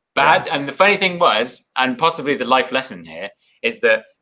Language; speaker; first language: English; native; English